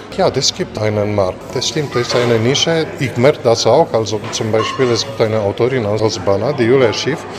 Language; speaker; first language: German; non-native, fluent; Romanian